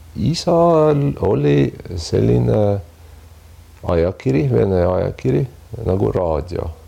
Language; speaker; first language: Estonian; non-native, local second language; Russian